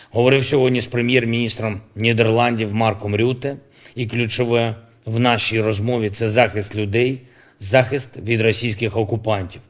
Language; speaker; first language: Ukrainian; non-native, local second language; Russian